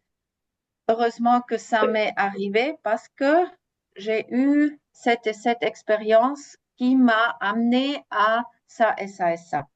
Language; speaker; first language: French; non-native, fluent; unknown